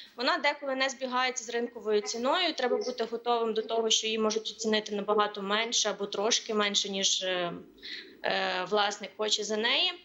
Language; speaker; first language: Ukrainian; native; Ukrainian